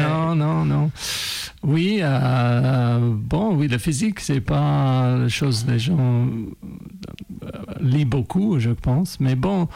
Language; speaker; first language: French; non-native, fluent; English